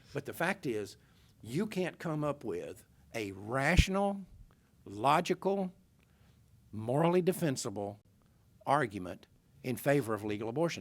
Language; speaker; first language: English; native; English